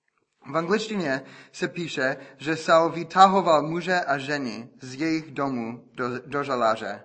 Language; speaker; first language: Czech; non-native, fluent; English